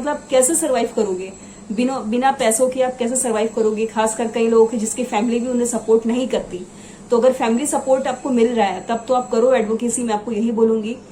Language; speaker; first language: Hindi; non-native, local second language; Assamese